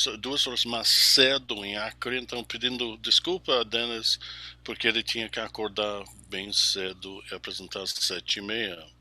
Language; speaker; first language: Portuguese; non-native, fluent; English